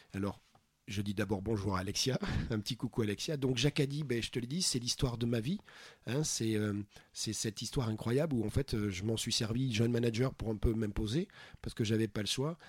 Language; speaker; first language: French; native; French